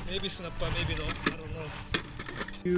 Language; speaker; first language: English; non-native, learner; Japanese